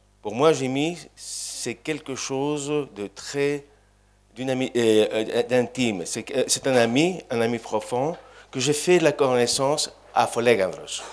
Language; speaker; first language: French; non-native, fluent; Greek